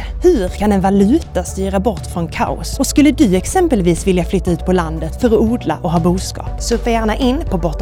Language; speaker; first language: Swedish; native; Swedish